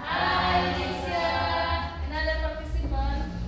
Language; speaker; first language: English; non-native, learner; Indonesian